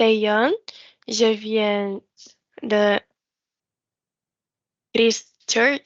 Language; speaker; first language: French; non-native, learner; Portuguese